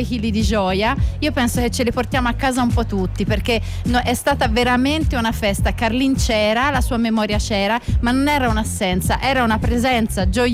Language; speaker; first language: Italian; native; Italian